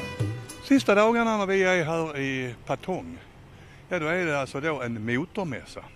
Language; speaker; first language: Swedish; native; Swedish